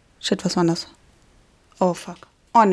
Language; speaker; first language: German; native; German